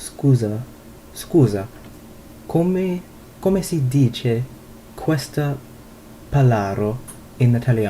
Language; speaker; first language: Italian; non-native, learner; English